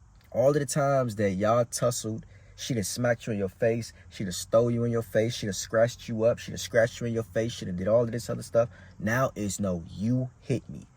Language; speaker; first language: English; native; English